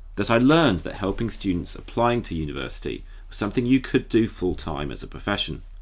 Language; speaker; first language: English; native; English